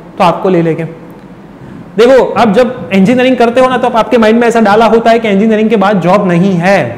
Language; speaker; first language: Hindi; non-native, local second language; Gujarati